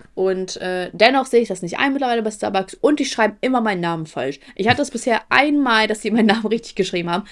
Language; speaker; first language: German; early bilingual, other home language; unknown